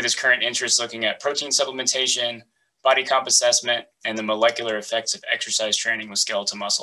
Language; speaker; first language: English; native; English